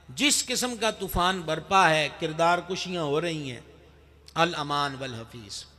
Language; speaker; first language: Urdu; non-native, local second language; Punjabi